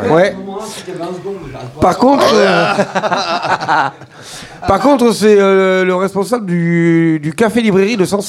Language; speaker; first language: French; native; French